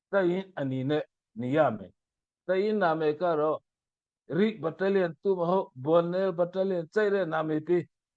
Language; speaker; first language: Burmese; non-native, local second language; Mizo